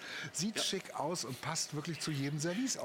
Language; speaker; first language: German; native; German